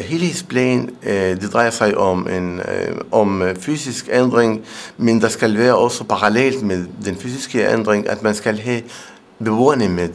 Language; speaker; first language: Danish; non-native, fluent; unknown